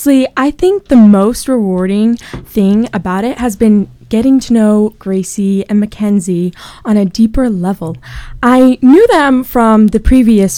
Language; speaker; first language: English; native; English